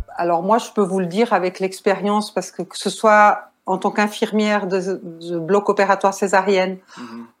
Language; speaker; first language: French; native; French